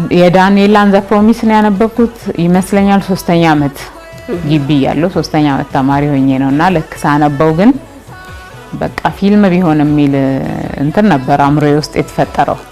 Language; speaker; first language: Amharic; non-native, local second language; Oromo